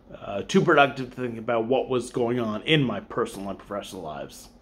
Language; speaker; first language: English; native; English